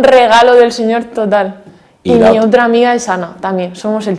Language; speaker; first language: Spanish; native; Spanish